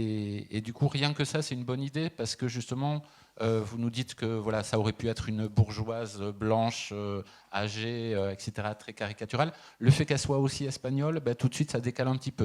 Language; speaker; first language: French; native; French